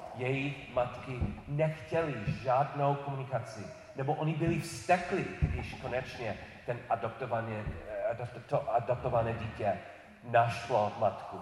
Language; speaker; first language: Czech; non-native, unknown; English